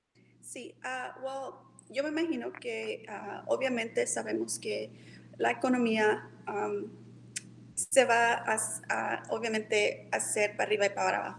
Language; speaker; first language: Spanish; early bilingual, heritage; Spanish